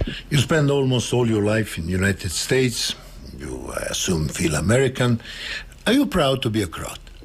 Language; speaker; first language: English; non-native, fluent; Croatian